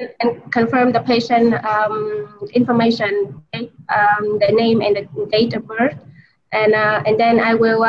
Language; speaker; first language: English; non-native, learner; Vietnamese